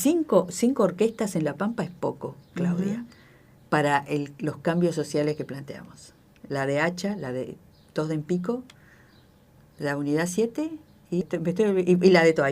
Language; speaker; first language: Spanish; native; Spanish